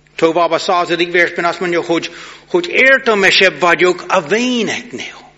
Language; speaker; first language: Hungarian; non-native, fluent; English